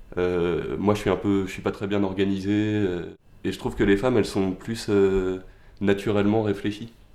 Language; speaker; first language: French; native; French